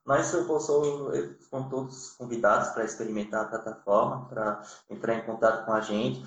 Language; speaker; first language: Portuguese; non-native, fluent; French